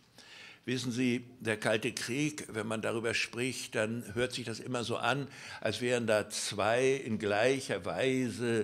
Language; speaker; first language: German; native; German